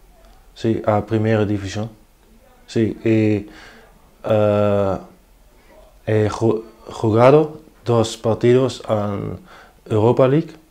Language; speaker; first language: Spanish; non-native, learner; Dutch